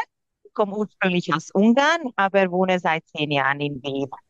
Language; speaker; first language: German; non-native, local second language; Hungarian